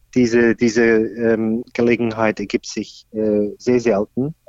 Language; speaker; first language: German; non-native, fluent; English